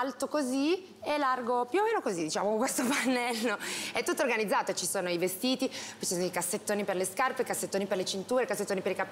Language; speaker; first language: Italian; native; Italian